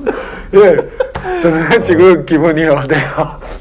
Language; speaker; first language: Korean; non-native, learner; Chinese